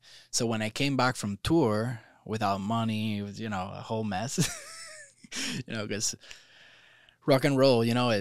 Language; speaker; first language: English; non-native, local second language; Spanish